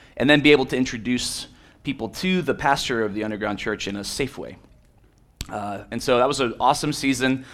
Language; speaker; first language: English; native; English